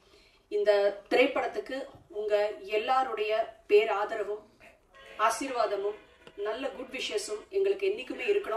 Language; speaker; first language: Tamil; native; Tamil